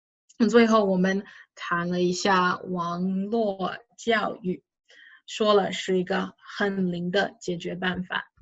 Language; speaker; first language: Chinese; non-native, fluent; English